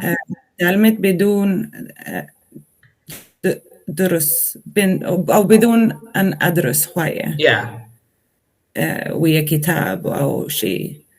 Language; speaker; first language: Arabic; non-native, learner; Swedish